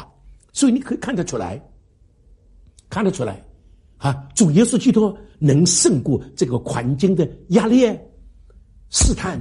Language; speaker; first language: Chinese; native; Chinese